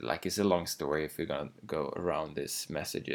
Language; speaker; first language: English; non-native, fluent; Swedish